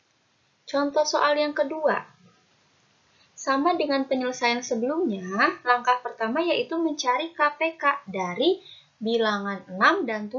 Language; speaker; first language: Indonesian; native; Indonesian